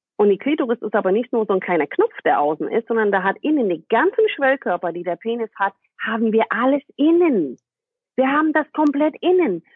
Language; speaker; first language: German; non-native, fluent; English